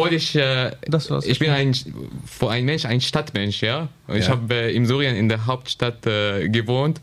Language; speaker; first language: German; non-native, learner; Arabic